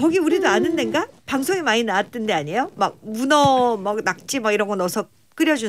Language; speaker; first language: Korean; native; Korean